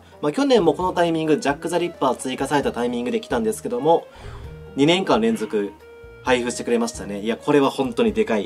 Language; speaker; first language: Japanese; native; Japanese